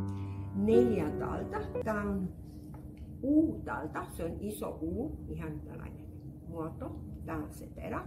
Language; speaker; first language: Finnish; non-native, fluent; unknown